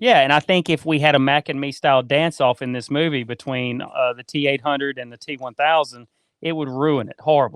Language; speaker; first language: English; native; English